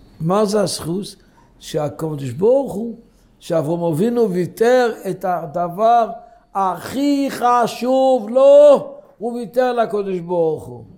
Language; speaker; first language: Hebrew; non-native, local second language; Yiddish